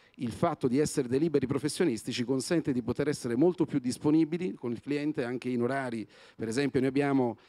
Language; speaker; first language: Italian; native; Italian